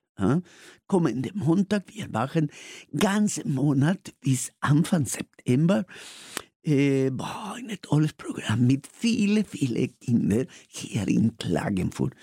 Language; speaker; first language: German; non-native, fluent; Spanish